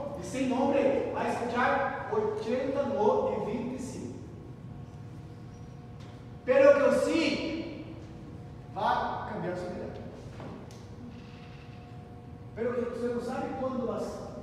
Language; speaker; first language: Spanish; non-native, learner; Portuguese